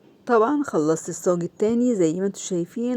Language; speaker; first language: Arabic; native; Arabic